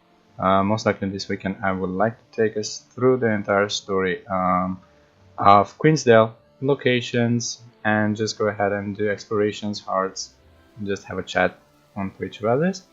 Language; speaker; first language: English; non-native, fluent; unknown